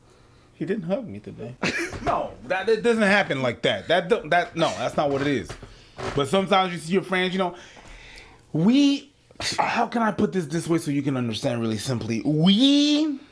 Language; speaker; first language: English; native; English